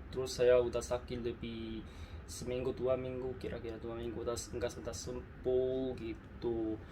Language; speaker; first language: Indonesian; non-native, learner; Korean